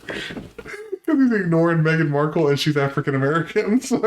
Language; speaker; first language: English; native; English